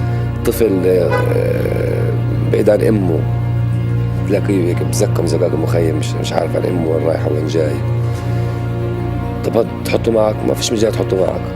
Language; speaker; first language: Arabic; native; Arabic